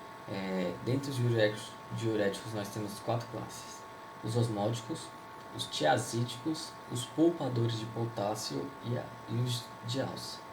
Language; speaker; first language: Portuguese; native; Portuguese